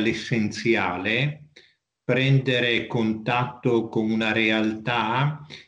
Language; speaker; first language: Italian; native; Italian